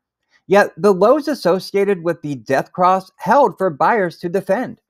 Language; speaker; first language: English; native; English